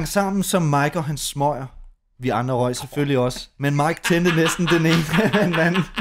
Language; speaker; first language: Danish; native; Danish